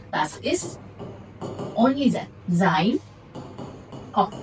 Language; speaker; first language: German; non-native, learner; Hindi